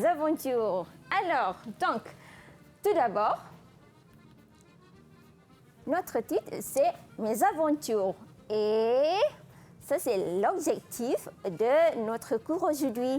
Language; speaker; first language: French; non-native, fluent; Malay